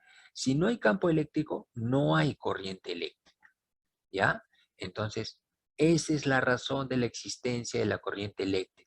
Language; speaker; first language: Spanish; native; Spanish